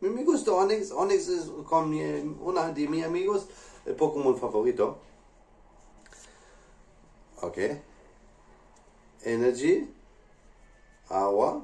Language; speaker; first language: Spanish; non-native, learner; English